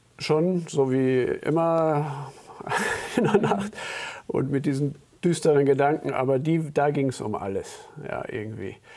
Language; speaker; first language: German; early bilingual, heritage; German